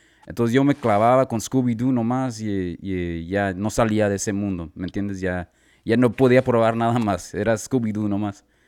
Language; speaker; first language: Spanish; early bilingual, heritage; Spanish